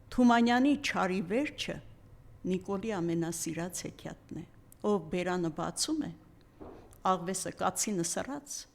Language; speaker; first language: Armenian; native; Armenian